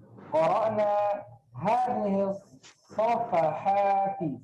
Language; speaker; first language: Arabic; non-native, learner; Indonesian